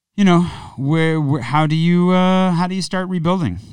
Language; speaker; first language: English; native; English